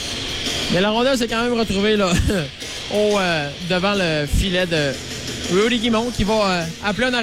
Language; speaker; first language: French; native; French